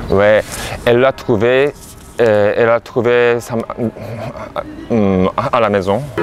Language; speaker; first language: French; non-native, fluent; Japanese